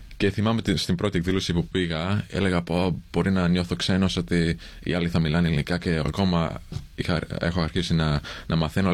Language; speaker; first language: Greek; early bilingual, heritage; English